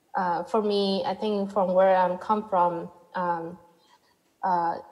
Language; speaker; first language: English; non-native, fluent; Chinese